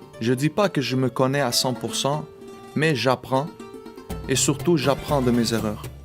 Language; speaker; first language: French; early bilingual, other home language; Arabic